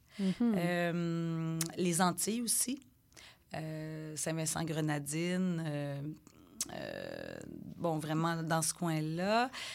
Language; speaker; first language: French; native; French